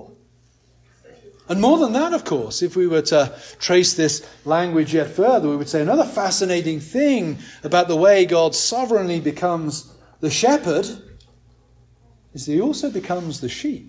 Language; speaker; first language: English; native; English